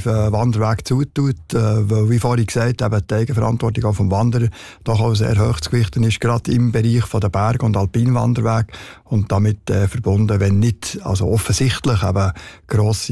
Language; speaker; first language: German; native; German